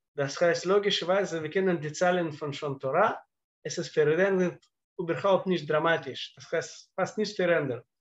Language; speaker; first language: German; non-native, fluent; Russian